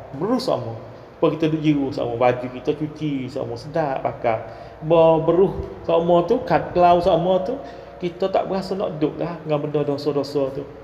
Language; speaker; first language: Malay; native; Malay